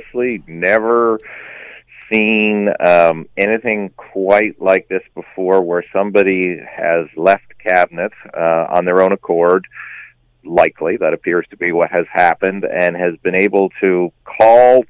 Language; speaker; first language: English; native; English